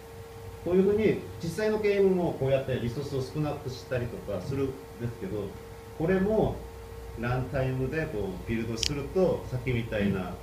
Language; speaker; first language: Japanese; non-native, fluent; Korean